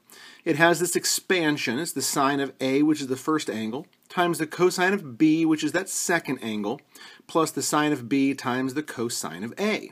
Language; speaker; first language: English; native; English